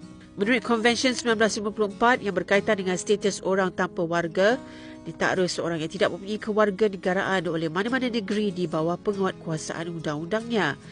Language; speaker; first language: Malay; native; Malay